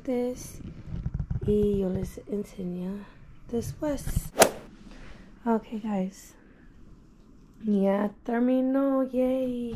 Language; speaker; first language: Spanish; early bilingual, heritage; English